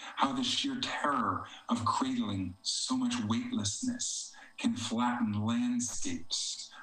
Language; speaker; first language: English; native; English